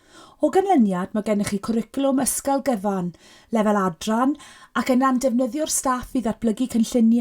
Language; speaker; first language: Welsh; native; Welsh